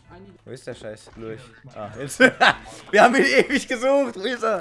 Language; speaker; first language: German; native; German